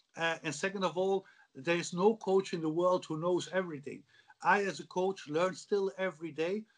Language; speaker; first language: English; non-native, fluent; Dutch